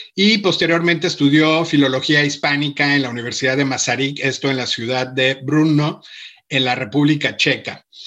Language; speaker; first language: Spanish; native; Spanish